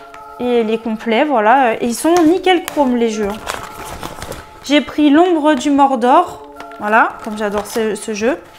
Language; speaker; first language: French; native; French